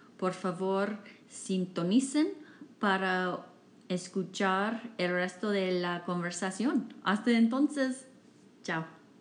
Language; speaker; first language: Spanish; non-native, fluent; English